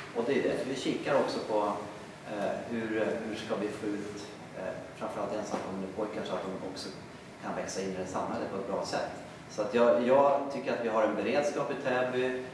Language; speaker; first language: Swedish; native; Swedish